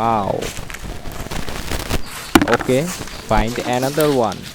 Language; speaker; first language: English; non-native, learner; Indonesian